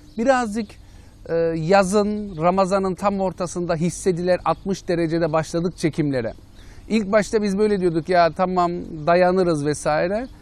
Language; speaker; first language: Turkish; early bilingual, heritage; Turkish